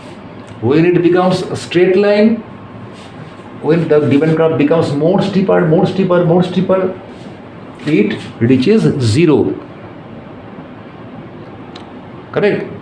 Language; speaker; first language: English; non-native, local second language; Bangla